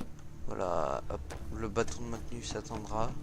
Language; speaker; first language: French; native; French